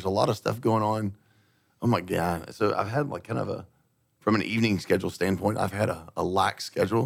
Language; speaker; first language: English; native; English